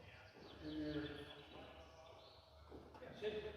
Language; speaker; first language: Dutch; native; Dutch